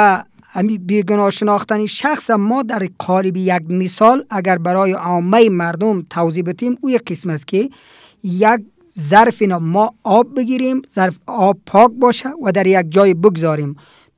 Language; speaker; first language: Persian; native; Persian